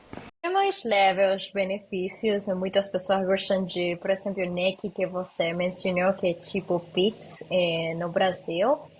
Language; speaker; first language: Portuguese; non-native, learner; Spanish